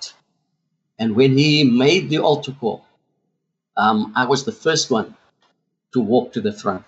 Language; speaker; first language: English; non-native, local second language; Afrikaans